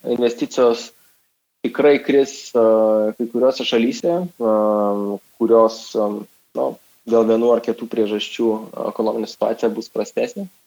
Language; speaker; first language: Lithuanian; non-native, local second language; Russian